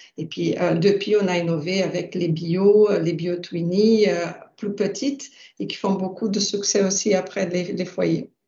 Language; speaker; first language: French; non-native, fluent; Portuguese